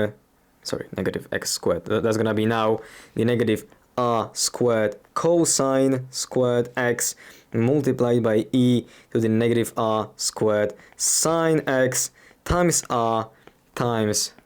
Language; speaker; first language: English; non-native, fluent; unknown